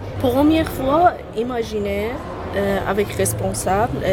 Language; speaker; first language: French; non-native, learner; Persian